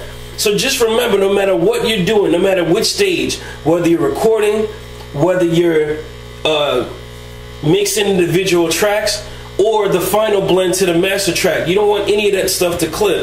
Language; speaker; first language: English; native; English